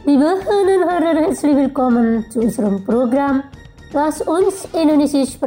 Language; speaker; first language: German; non-native, fluent; Indonesian